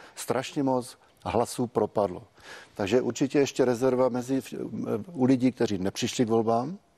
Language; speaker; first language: Czech; native; Czech